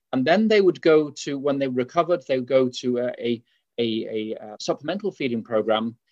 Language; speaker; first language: English; native; English